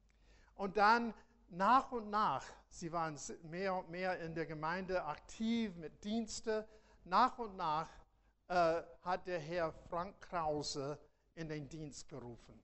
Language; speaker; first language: German; non-native, fluent; English